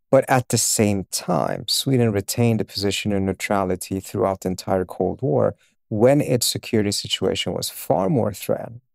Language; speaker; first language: English; early bilingual, other home language; Swedish